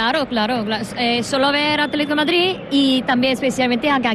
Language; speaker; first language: Spanish; non-native, learner; Korean